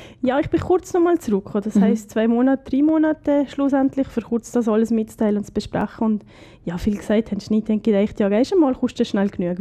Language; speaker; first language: German; native; German